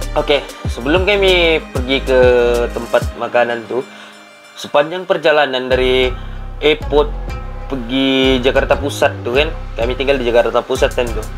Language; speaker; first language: Malay; native; Malay